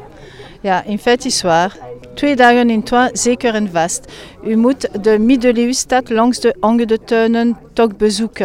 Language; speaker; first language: Dutch; non-native, local second language; French